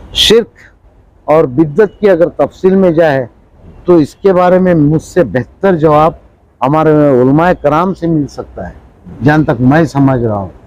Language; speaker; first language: Hindi; non-native, local second language; Urdu